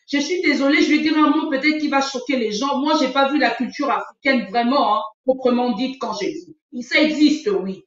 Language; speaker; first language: French; non-native, local second language; Lingala